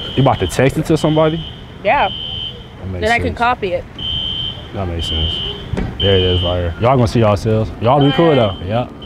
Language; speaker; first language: English; native; English